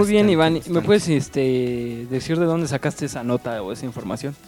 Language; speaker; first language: Spanish; native; Spanish